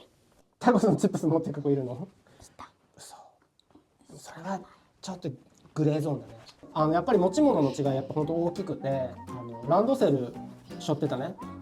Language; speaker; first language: Japanese; native; Japanese